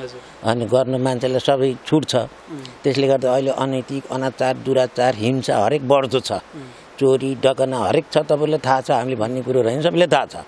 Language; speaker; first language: Nepali; native; Nepali